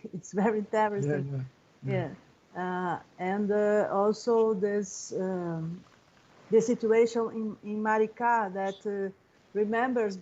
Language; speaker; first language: English; non-native, learner; Portuguese